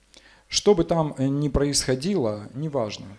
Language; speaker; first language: Russian; native; Russian